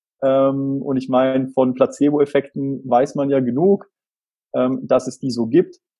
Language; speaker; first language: German; native; German